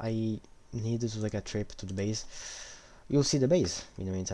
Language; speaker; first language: English; non-native, fluent; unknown